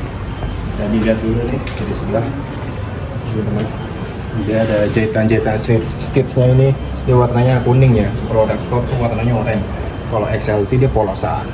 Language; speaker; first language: Indonesian; native; Indonesian